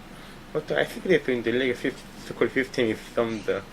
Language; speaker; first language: English; non-native, learner; Korean